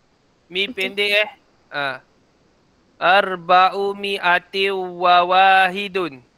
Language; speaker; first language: Arabic; non-native, fluent; Malay